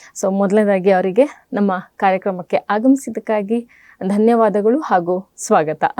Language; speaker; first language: Kannada; native; Kannada